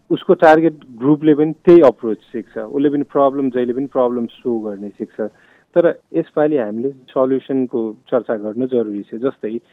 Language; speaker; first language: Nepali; non-native, local second language; Maithili